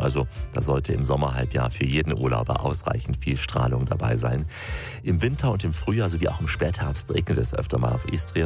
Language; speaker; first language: German; native; German